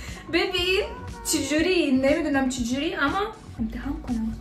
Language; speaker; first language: Persian; non-native, learner; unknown